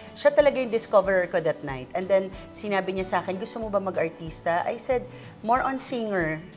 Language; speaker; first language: Filipino; non-native, local second language; Waray